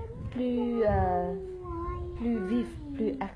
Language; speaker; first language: French; non-native, fluent; Thai